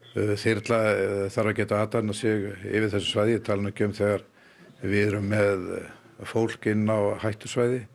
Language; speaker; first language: Icelandic; native; Icelandic